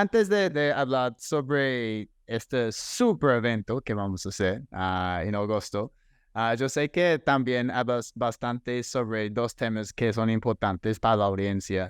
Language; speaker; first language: Spanish; non-native, fluent; English